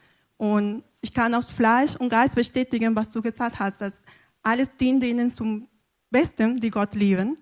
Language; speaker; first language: German; non-native, fluent; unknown